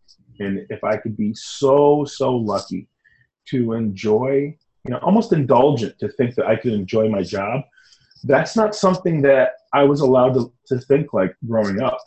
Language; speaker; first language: English; native; English